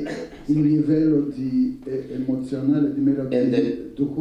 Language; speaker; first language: Italian; non-native, learner; Russian